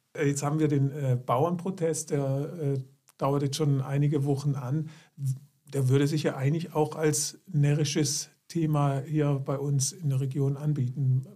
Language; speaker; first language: German; native; German